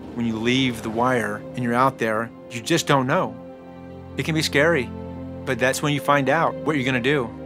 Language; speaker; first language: English; native; English